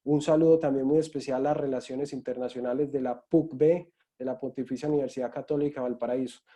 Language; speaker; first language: Spanish; native; Spanish